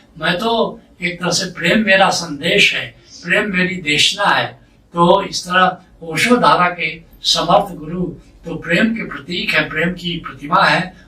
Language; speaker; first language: Hindi; native; Hindi